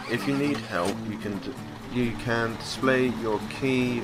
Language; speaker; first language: English; native; English